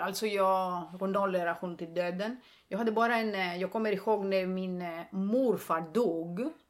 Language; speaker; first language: Swedish; non-native, fluent; Greek